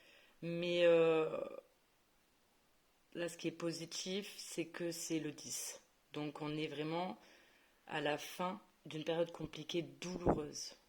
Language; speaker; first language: French; native; French